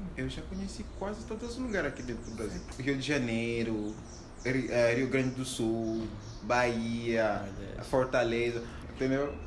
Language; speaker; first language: Portuguese; non-native, fluent; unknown